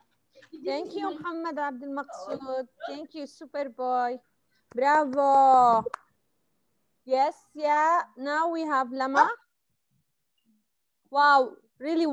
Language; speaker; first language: English; non-native, fluent; Arabic